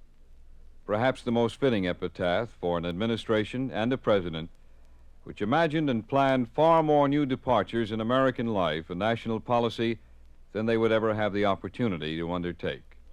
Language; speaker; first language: English; native; English